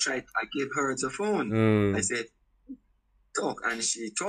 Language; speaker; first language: English; non-native, learner; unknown